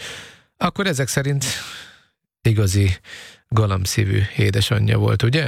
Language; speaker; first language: Hungarian; native; Hungarian